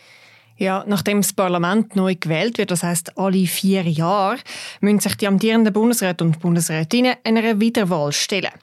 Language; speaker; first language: German; native; German